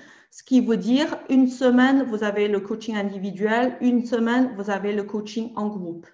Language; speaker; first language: French; native; French